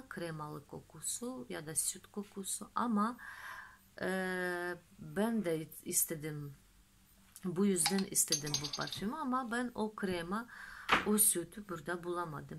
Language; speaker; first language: Turkish; non-native, fluent; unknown